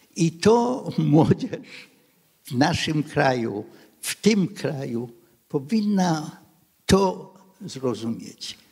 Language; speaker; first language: Polish; non-native, local second language; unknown